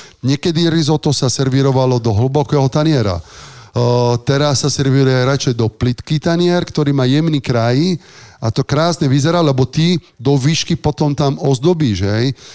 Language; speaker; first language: Slovak; non-native, fluent; Italian